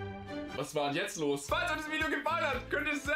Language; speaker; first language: German; native; German